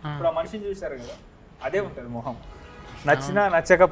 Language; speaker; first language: Telugu; native; Telugu